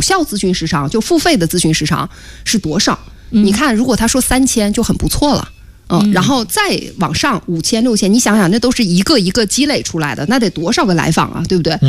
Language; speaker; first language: Chinese; native; Chinese